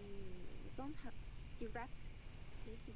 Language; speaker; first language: English; non-native, learner; Chinese